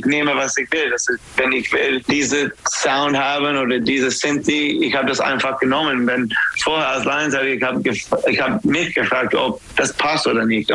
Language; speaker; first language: German; non-native, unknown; English